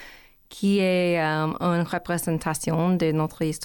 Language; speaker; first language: French; non-native, learner; English